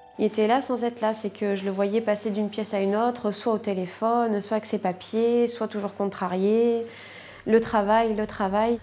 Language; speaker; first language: French; native; French